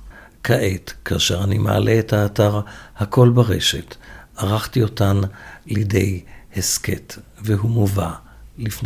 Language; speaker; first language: Hebrew; native; Hebrew